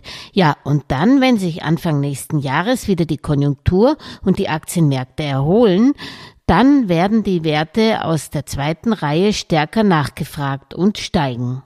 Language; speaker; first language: German; native; German